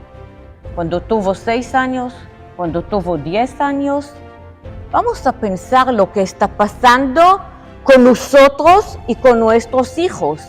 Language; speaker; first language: Spanish; non-native, fluent; Hebrew